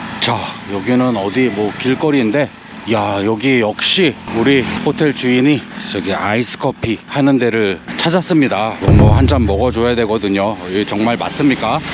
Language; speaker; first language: Korean; native; Korean